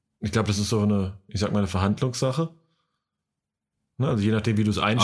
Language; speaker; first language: German; native; German